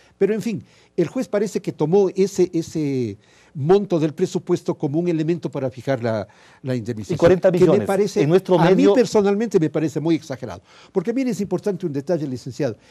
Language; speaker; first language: Spanish; native; Spanish